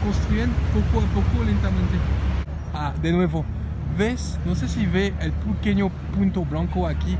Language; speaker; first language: Spanish; non-native, learner; French